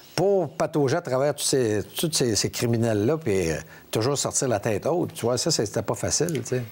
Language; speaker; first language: French; native; French